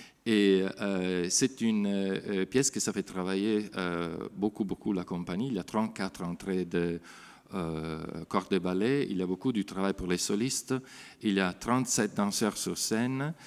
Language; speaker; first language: French; non-native, fluent; Italian